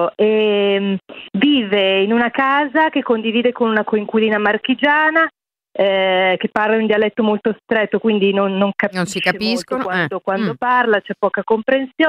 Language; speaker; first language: Italian; native; Italian